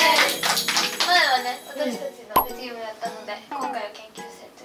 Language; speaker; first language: Japanese; native; Japanese